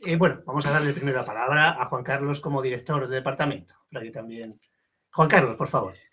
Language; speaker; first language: Spanish; native; Spanish